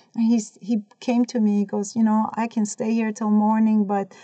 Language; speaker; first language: English; non-native, fluent; Persian